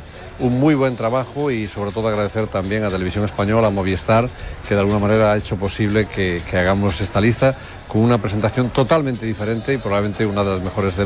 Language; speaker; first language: Spanish; native; Spanish